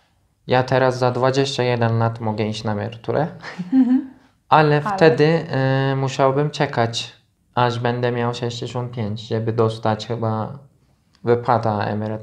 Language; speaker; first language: Polish; non-native, learner; Turkish